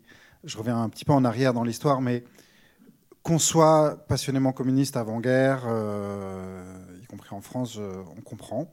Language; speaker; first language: French; native; French